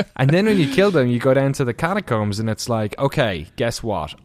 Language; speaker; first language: English; native; English